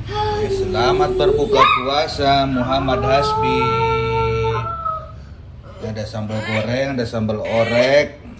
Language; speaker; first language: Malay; non-native, local second language; Javanese